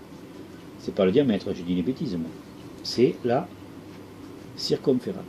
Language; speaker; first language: French; native; French